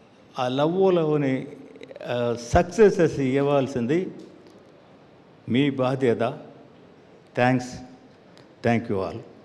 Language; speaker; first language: Telugu; non-native, learner; Tamil